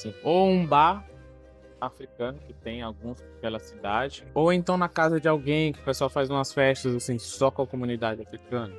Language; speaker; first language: Portuguese; non-native, local second language; Kabuverdianu